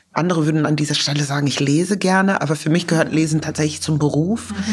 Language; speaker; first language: German; native; German